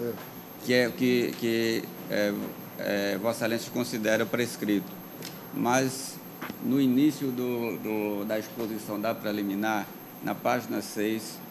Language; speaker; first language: Portuguese; native; Portuguese